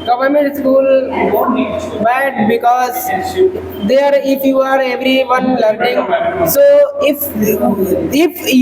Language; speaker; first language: English; non-native, learner; Hindi